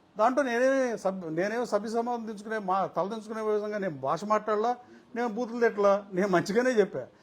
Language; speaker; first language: Telugu; native; Telugu